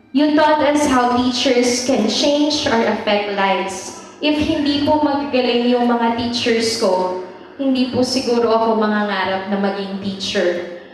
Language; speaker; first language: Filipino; native; Filipino